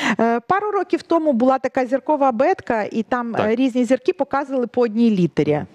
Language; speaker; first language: Ukrainian; native; Ukrainian